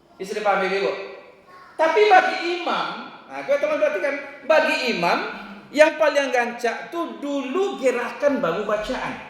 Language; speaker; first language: Malay; non-native, local second language; Minangkabau